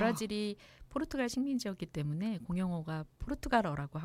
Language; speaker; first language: Korean; native; Korean